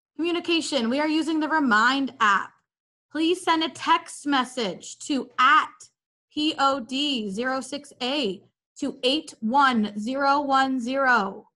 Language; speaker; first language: English; native; English